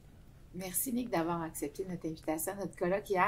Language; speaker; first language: French; native; French